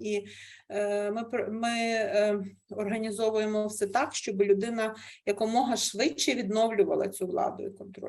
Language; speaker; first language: Ukrainian; native; Ukrainian